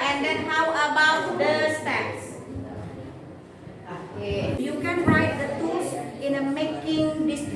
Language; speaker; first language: English; non-native, learner; Indonesian